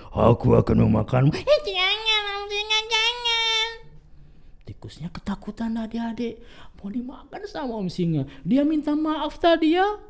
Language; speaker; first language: Indonesian; native; Indonesian